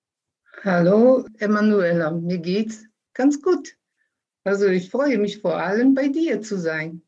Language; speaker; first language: German; non-native, fluent; Polish